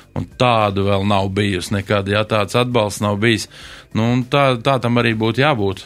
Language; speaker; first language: Latvian; native; Latvian